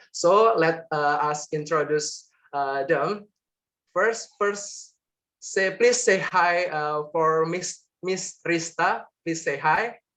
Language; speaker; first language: English; non-native, learner; Indonesian